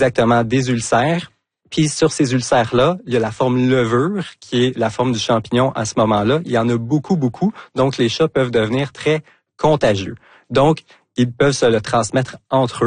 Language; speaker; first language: French; native; French